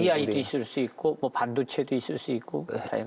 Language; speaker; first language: Korean; native; Korean